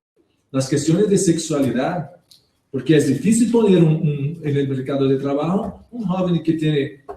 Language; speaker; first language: Spanish; non-native, learner; Portuguese